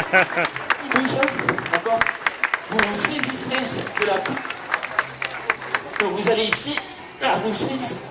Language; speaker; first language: French; native; French